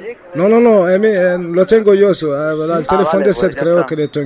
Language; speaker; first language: Spanish; non-native, learner; Arabic